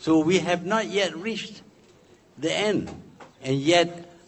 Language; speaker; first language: English; non-native, local second language; Malay